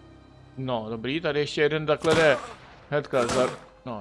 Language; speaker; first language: Czech; native; Czech